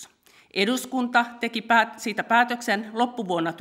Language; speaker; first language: Finnish; native; Finnish